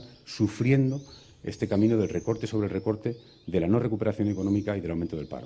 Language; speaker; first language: Spanish; native; Spanish